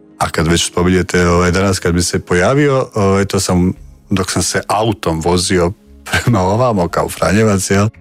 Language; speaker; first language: Croatian; native; Croatian